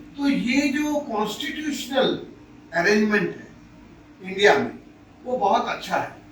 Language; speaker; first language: Hindi; native; Hindi